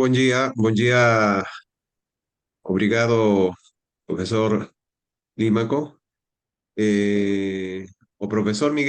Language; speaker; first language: Portuguese; non-native, learner; Spanish